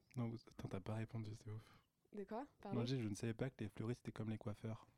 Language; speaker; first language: French; native; French